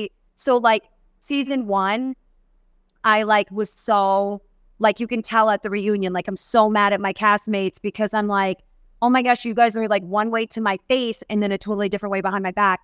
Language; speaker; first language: English; native; English